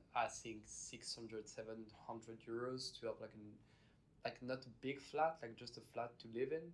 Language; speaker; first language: English; non-native, fluent; French